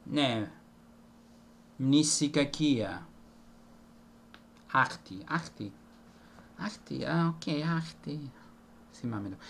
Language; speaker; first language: Greek; non-native, fluent; Italian